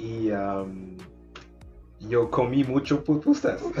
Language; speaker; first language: Spanish; non-native, learner; English